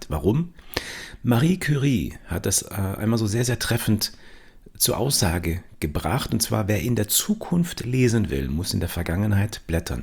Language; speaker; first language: German; native; German